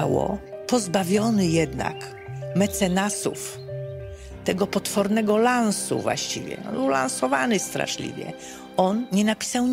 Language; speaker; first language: Polish; native; Polish